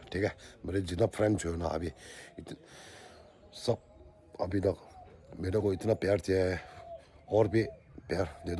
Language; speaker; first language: Hindi; non-native, local second language; Tibetan